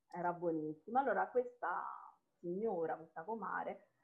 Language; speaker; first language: Italian; non-native, local second language; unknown